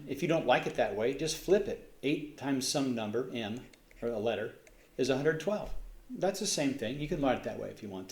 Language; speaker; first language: English; native; English